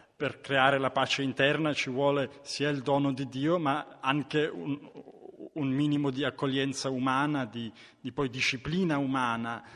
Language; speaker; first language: Italian; non-native, fluent; Ukrainian